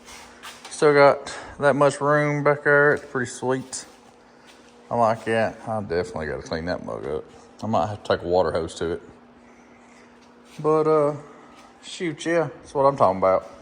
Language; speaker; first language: English; native; English